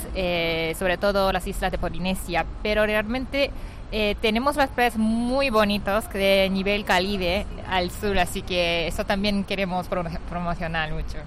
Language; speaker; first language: Spanish; non-native, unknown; Japanese